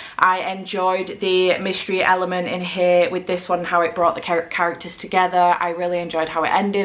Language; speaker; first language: English; native; English